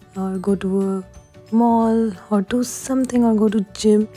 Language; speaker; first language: English; non-native, local second language; Hindi